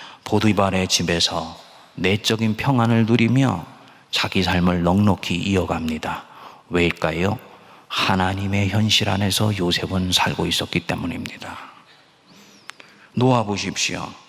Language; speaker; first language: Korean; native; Korean